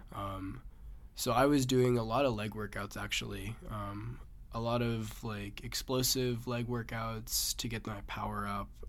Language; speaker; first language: English; native; English